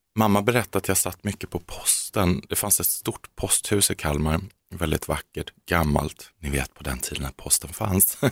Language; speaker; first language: Swedish; native; Swedish